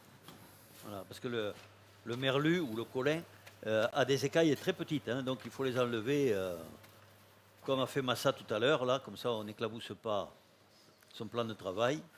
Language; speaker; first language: French; native; French